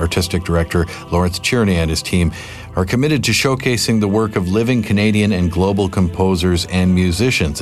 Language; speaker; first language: English; native; English